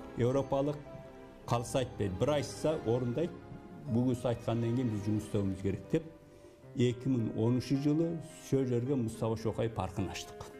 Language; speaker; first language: Kazakh; early bilingual, heritage; Kazakh